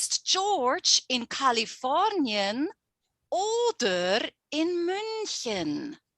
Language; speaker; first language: German; non-native, fluent; English